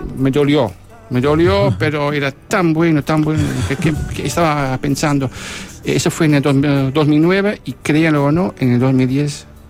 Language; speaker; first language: Spanish; non-native, fluent; Dutch